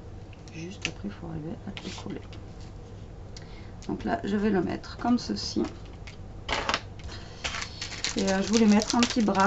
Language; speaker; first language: French; native; French